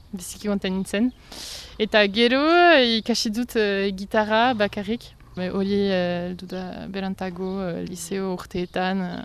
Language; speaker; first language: Basque; non-native, local second language; French